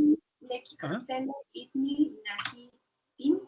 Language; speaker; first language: Hindi; non-native, learner; Spanish